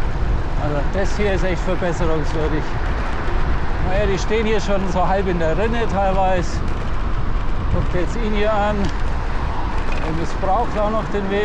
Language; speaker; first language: German; native; German